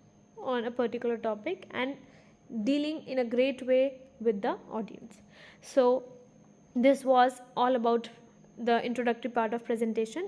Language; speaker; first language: English; non-native, fluent; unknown